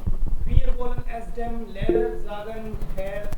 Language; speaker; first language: German; non-native, learner; Hindi